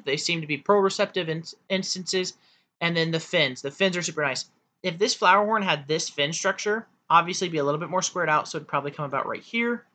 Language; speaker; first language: English; native; English